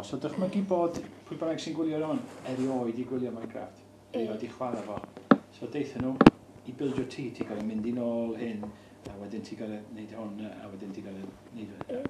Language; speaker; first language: Welsh; native; Welsh